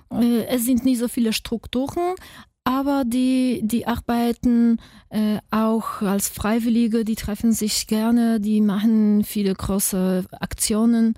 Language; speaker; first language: German; non-native, fluent; Polish